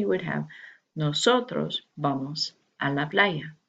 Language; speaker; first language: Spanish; non-native, learner; English